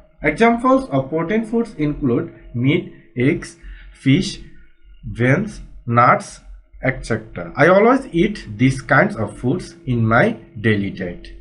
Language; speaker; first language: English; non-native, local second language; Bangla